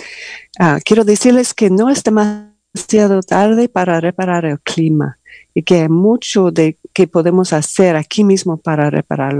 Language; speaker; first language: Spanish; non-native, learner; English